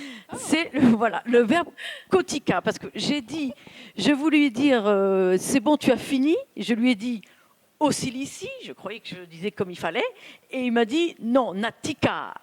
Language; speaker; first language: French; native; French